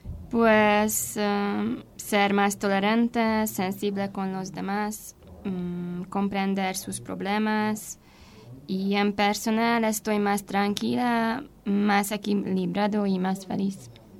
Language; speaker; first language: Spanish; non-native, fluent; Hungarian